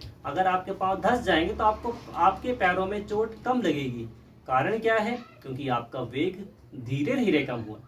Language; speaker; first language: Hindi; native; Hindi